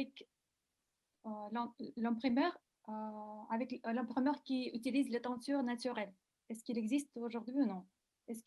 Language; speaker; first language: French; non-native, learner; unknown